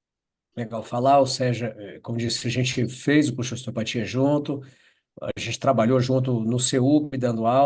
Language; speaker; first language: Portuguese; native; Portuguese